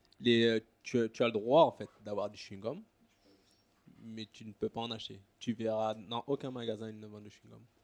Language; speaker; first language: French; native; French